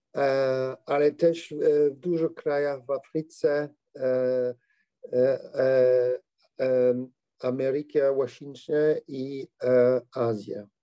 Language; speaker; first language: Polish; non-native, learner; French